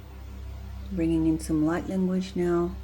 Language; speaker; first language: English; native; English